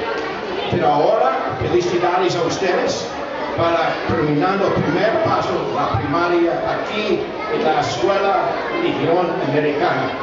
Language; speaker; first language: Spanish; non-native, fluent; English